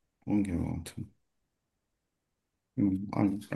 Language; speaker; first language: German; non-native, learner; Turkish